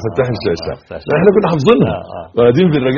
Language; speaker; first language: Arabic; native; Arabic